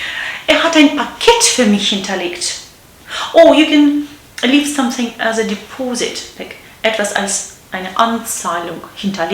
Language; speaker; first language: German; non-native, fluent; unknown